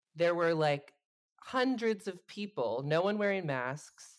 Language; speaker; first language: English; native; English